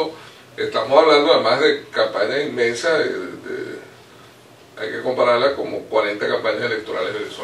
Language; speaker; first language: Spanish; native; Spanish